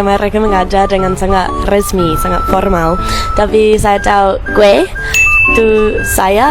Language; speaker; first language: Indonesian; non-native, learner; English